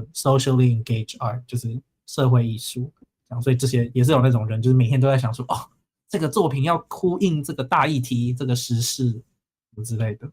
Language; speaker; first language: Chinese; native; Chinese